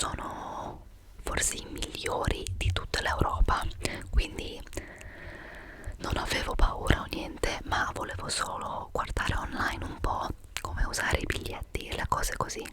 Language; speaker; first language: Italian; non-native, fluent; English